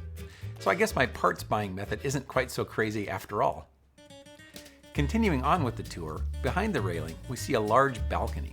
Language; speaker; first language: English; native; English